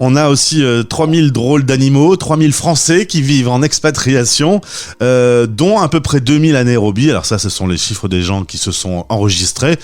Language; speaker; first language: French; native; French